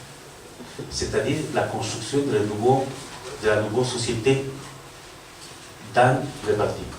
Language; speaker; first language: French; non-native, learner; Spanish